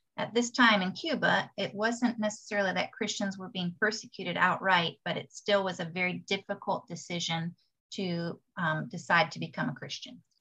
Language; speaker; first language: English; native; English